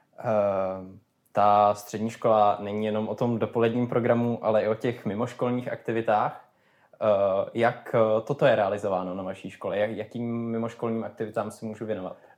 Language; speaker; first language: Czech; native; Czech